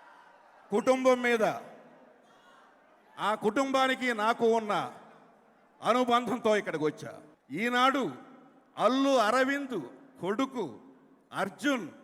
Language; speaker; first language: Telugu; native; Telugu